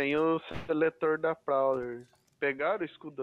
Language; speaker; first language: Portuguese; native; Portuguese